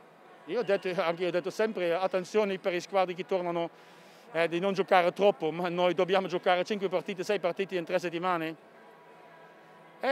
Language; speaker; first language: Italian; non-native, fluent; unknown